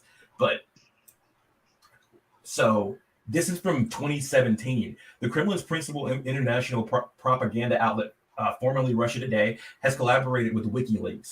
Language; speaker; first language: English; native; English